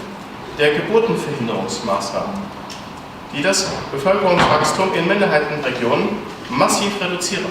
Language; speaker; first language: German; native; German